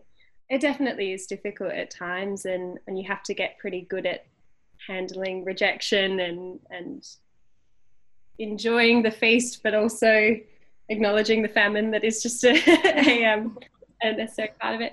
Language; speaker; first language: English; native; English